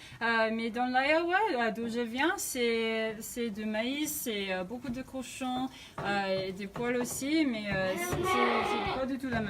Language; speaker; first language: French; non-native, fluent; English